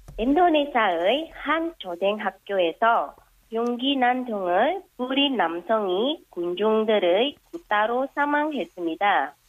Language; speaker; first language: Korean; non-native, fluent; Indonesian